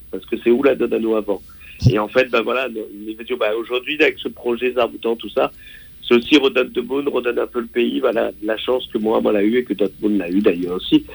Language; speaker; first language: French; non-native, local second language; Réunion Creole French